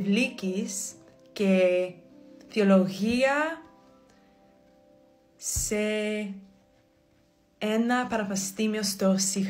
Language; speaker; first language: Greek; non-native, learner; English